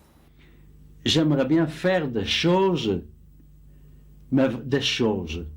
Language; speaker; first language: French; non-native, fluent; Dutch